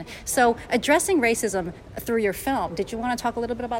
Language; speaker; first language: English; non-native, local second language; Cantonese